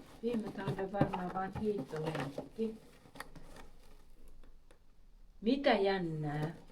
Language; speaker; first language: Finnish; native; Finnish